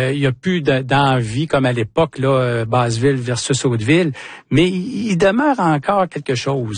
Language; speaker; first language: French; native; French